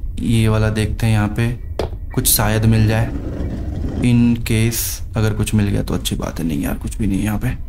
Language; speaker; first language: Hindi; native; Hindi